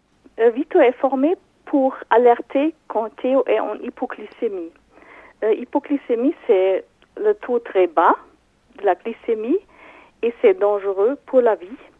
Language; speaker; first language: French; non-native, fluent; German